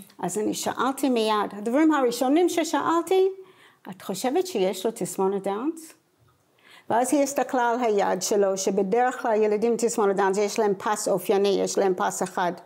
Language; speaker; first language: Hebrew; non-native, fluent; English